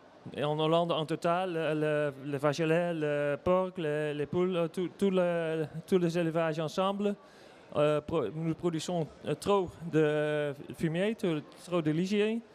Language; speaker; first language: French; non-native, learner; Dutch